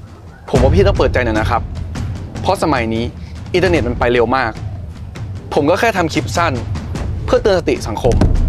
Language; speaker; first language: Thai; native; Thai